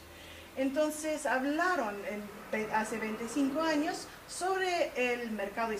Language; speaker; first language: Spanish; early bilingual, heritage; Spanish